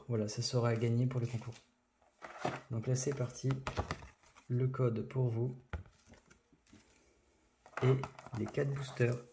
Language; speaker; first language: French; native; French